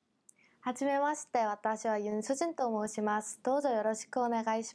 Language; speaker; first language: Japanese; non-native, learner; Korean